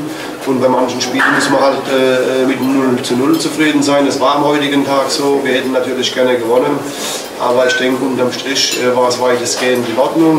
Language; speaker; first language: German; native; German